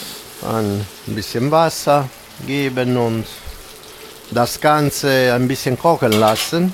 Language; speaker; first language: German; non-native, fluent; Italian